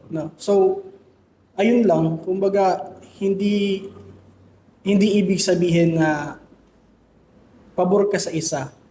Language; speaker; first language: Filipino; non-native, local second language; Bikol